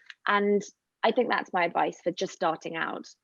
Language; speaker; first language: English; native; English